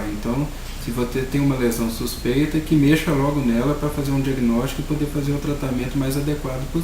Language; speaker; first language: Portuguese; native; Portuguese